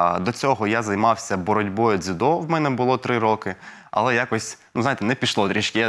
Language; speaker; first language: Ukrainian; non-native, local second language; Russian